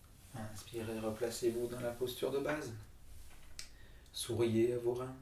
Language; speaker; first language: French; native; French